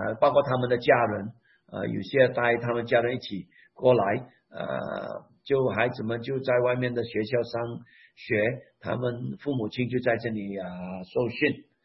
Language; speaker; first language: Chinese; non-native, local second language; Hakka Chinese